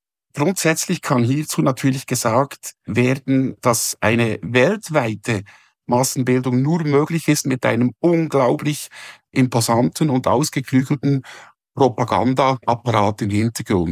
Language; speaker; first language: German; native; German